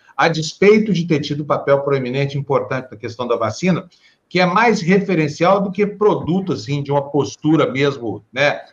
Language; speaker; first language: Portuguese; native; Portuguese